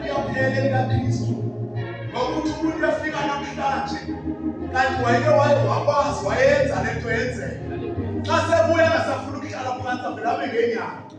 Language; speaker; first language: Zulu; non-native, local second language; Xhosa